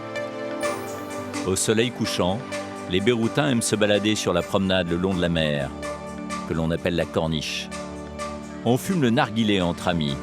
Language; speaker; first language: French; native; French